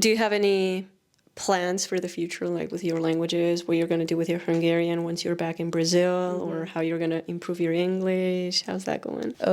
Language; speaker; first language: English; non-native, fluent; Spanish